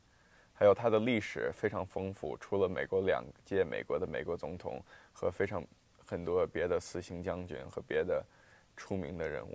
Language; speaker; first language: Chinese; early bilingual, heritage; Chinese